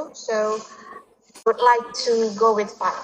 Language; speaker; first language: English; non-native, fluent; Indonesian